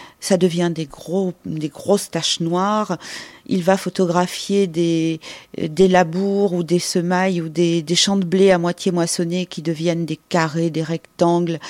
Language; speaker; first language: French; native; French